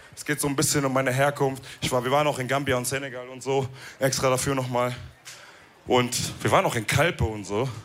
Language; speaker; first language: German; early bilingual, other home language; Wolof